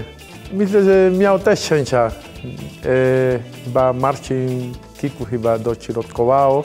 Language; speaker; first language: Polish; non-native, learner; Spanish